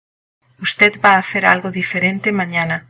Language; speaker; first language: Spanish; non-native, learner; English